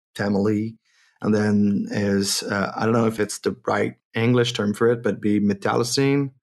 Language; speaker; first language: English; non-native, fluent; French